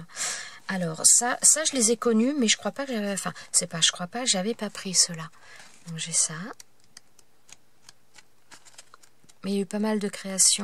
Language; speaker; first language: French; native; French